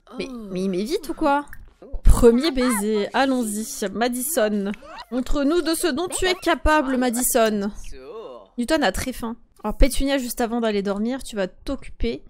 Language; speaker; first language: French; early bilingual, other home language; Polish